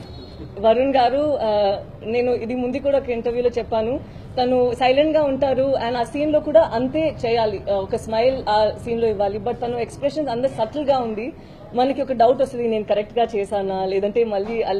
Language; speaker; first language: Telugu; non-native, fluent; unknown